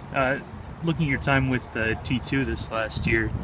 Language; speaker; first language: English; native; English